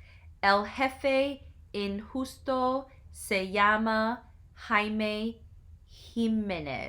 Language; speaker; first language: Spanish; non-native, learner; English